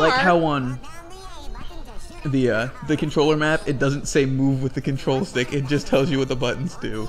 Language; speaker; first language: English; native; English